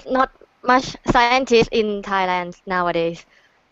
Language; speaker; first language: English; non-native, fluent; Thai